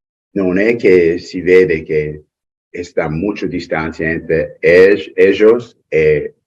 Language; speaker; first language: Spanish; non-native, learner; English